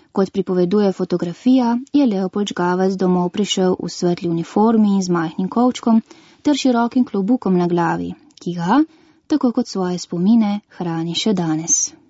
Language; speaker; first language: Slovenian; native; Slovenian